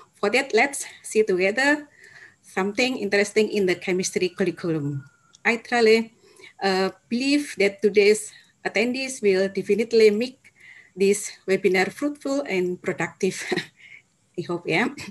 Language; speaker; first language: English; non-native, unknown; Indonesian